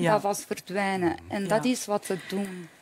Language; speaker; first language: Dutch; non-native, fluent; Persian